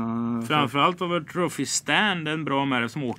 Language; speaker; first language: Swedish; native; Swedish